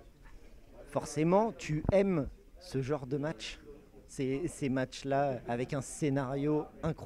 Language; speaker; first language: French; native; French